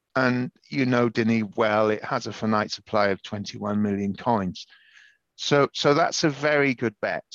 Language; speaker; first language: English; native; English